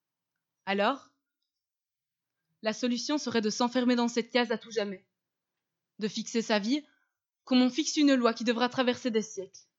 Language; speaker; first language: French; native; French